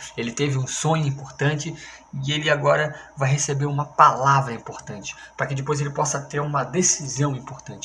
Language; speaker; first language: Portuguese; native; Portuguese